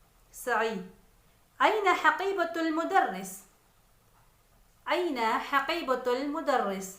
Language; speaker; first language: Arabic; non-native, fluent; Urdu